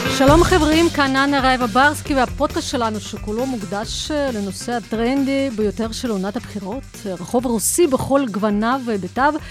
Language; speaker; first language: Hebrew; early bilingual, other home language; Russian